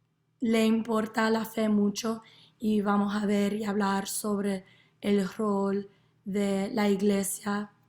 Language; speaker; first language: Spanish; non-native, learner; English